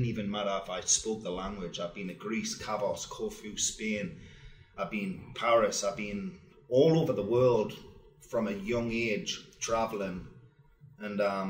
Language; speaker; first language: English; native; English